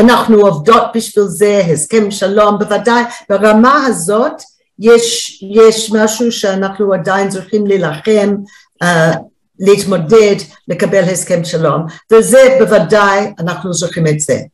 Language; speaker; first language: Hebrew; non-native, fluent; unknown